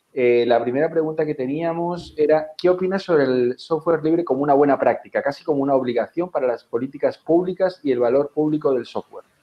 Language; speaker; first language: Spanish; native; Spanish